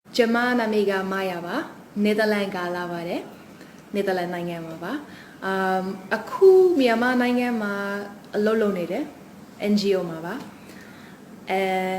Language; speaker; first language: Burmese; non-native, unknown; Dutch